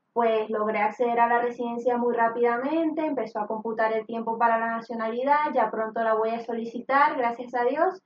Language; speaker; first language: Spanish; native; Spanish